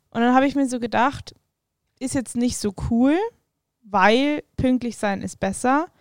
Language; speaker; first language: German; native; German